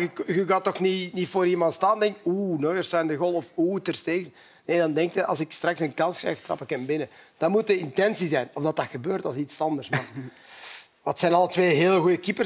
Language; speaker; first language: Dutch; native; Dutch